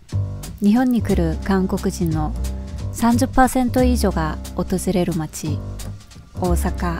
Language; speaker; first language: Japanese; non-native, fluent; Korean